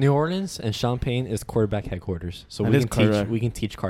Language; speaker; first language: English; native; English